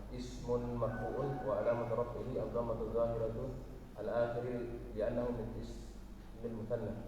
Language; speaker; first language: Arabic; non-native, learner; Indonesian